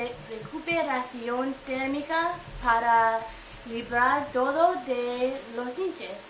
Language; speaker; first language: Spanish; non-native, fluent; English